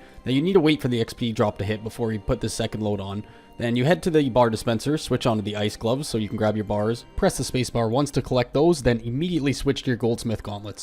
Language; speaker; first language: English; native; English